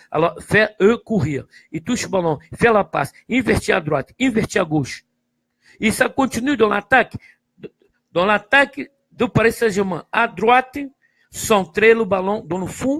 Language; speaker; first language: French; non-native, fluent; Portuguese